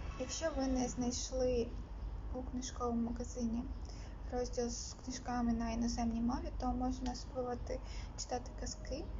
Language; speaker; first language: Ukrainian; non-native, local second language; Russian